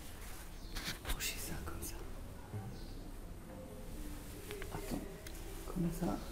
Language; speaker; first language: French; non-native, local second language; Arabic